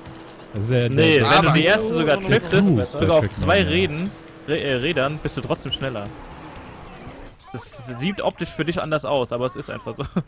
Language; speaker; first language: German; native; German